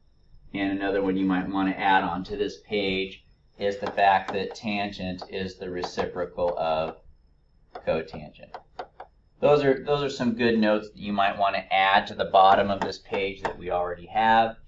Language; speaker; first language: English; native; English